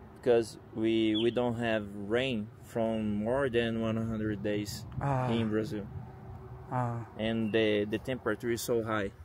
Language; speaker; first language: English; non-native, learner; Portuguese